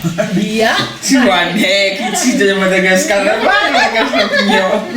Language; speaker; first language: French; non-native, local second language; Malagasy